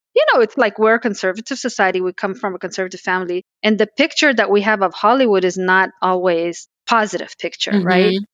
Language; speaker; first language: English; early bilingual, other home language; Pashto